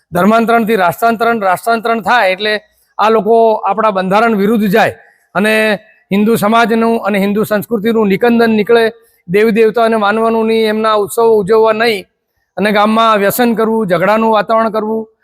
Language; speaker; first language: Gujarati; native; Gujarati